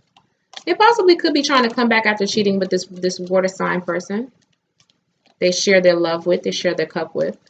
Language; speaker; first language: English; native; English